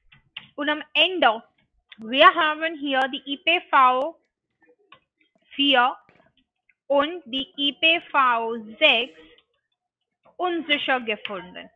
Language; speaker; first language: German; non-native, learner; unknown